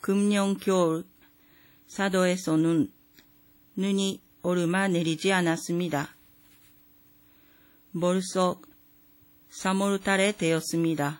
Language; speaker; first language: Korean; non-native, learner; Japanese